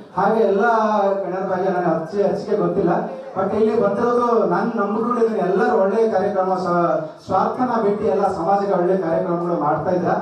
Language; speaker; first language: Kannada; non-native, fluent; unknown